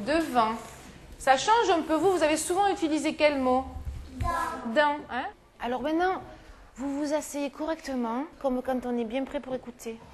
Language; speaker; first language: French; native; French